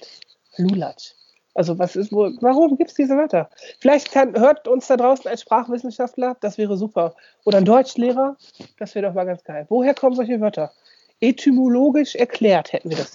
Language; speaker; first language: German; native; German